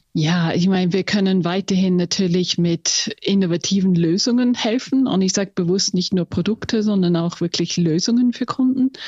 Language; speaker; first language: German; non-native, fluent; English